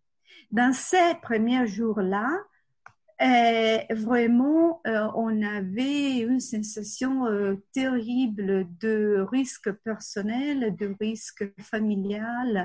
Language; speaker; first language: French; non-native, fluent; Italian